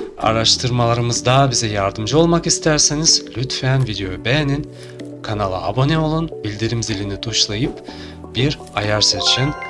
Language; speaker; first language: Turkish; non-native, fluent; Chuvash